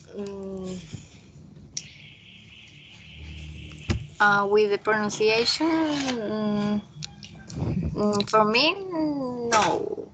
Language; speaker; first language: English; non-native, learner; Spanish